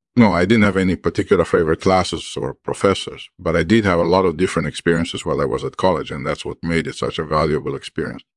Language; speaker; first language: English; early bilingual, other home language; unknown